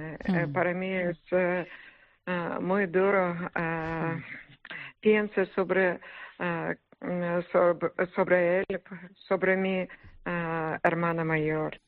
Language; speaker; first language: Spanish; non-native, learner; Ukrainian